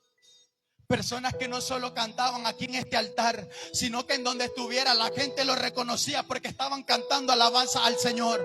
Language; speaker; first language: Spanish; native; Spanish